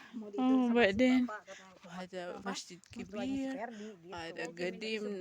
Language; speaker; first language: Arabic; non-native, learner; Filipino